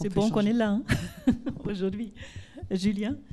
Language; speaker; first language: French; non-native, fluent; German